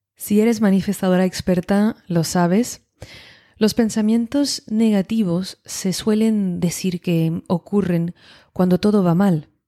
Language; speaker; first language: Spanish; non-native, fluent; French